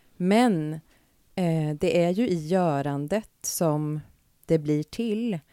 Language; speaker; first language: Swedish; native; Swedish